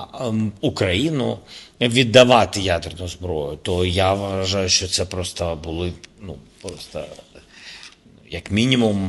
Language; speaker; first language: Ukrainian; non-native, local second language; Russian